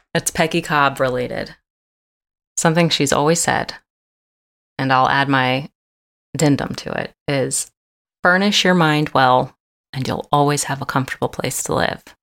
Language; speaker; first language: English; native; English